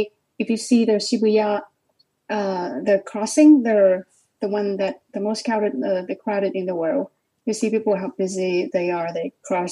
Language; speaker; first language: English; non-native, learner; Vietnamese